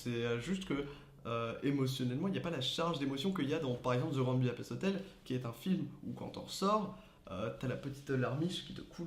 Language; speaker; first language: French; native; French